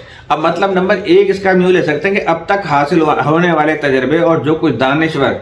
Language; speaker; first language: Urdu; native; Urdu